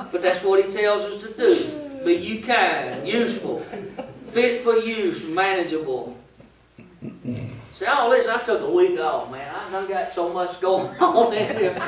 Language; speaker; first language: English; native; English